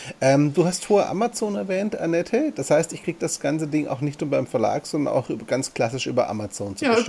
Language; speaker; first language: German; native; German